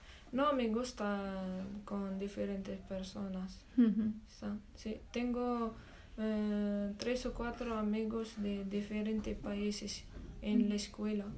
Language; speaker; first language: Spanish; non-native, learner; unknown